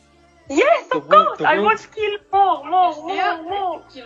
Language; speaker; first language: English; non-native, learner; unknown